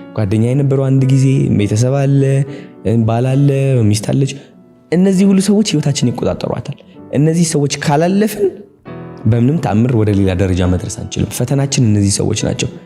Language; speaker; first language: Amharic; non-native, local second language; Tigrinya